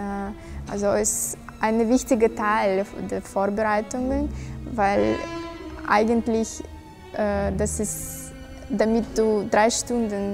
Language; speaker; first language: German; non-native, fluent; Russian